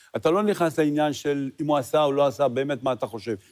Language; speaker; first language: Hebrew; native; Hebrew